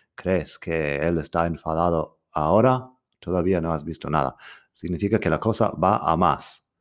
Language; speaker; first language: Spanish; non-native, fluent; English